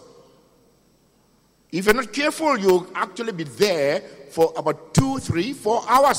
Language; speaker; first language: English; non-native, local second language; Yoruba